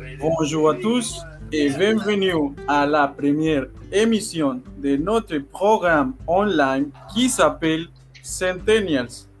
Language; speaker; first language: French; non-native, learner; Spanish